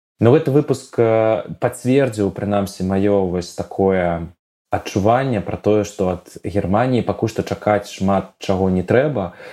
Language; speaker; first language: Belarusian; non-native, local second language; Russian